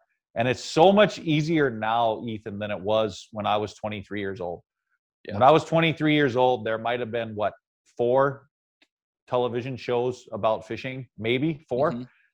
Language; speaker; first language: English; native; English